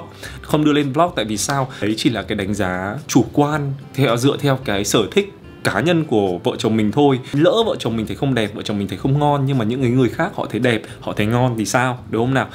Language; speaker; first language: Vietnamese; native; Vietnamese